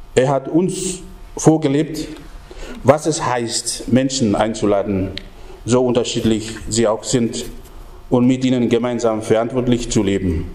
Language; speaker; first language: German; non-native, fluent; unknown